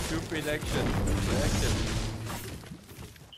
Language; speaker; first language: English; non-native, fluent; French